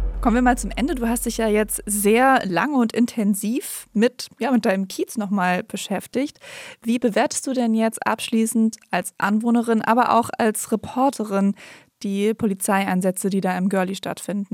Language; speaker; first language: German; native; German